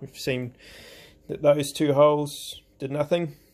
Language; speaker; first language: English; native; English